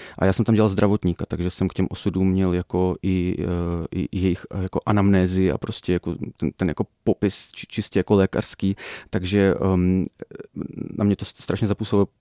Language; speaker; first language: Czech; early bilingual, other home language; Russian